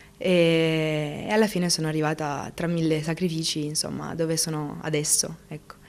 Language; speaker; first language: Italian; early bilingual, other home language; Romanian